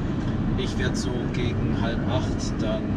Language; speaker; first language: German; native; German